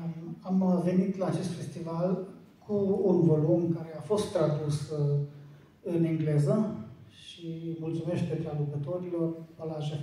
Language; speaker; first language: Romanian; non-native, learner; Hungarian